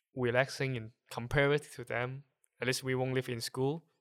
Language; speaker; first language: English; non-native, local second language; Cantonese